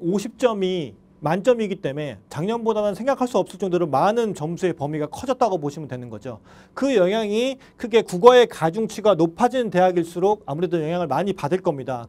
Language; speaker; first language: Korean; native; Korean